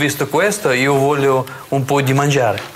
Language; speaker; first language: Italian; non-native, learner; Russian